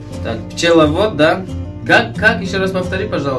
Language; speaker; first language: Russian; non-native, fluent; Tajik